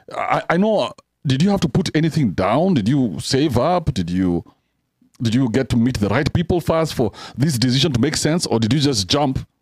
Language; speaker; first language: English; non-native, local second language; Kikuyu